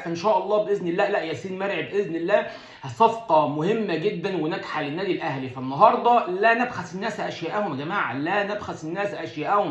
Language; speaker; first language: Arabic; native; Arabic